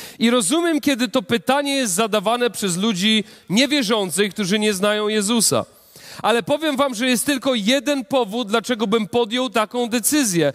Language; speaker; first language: Polish; native; Polish